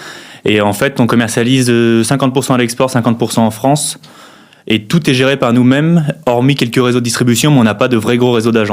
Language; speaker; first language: French; native; French